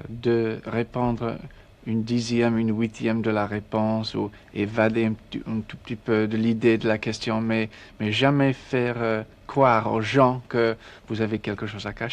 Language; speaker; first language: French; non-native, learner; English